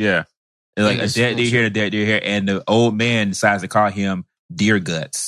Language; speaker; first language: English; native; English